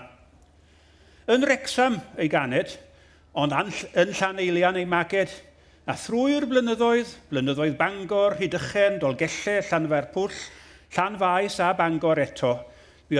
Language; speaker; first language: Welsh; native; Welsh